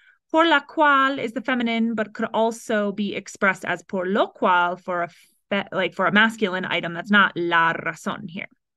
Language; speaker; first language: English; native; English